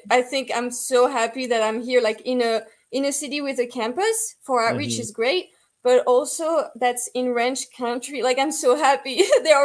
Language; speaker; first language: English; non-native, fluent; French